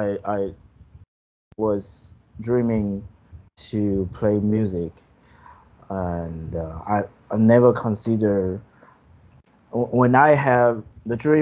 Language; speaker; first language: English; non-native, fluent; Chinese